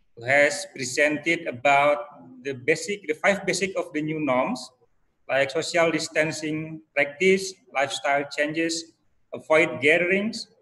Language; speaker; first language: English; non-native, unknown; Indonesian